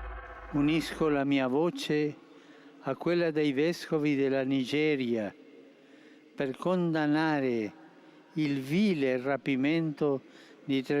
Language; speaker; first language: Italian; early bilingual, heritage; Spanish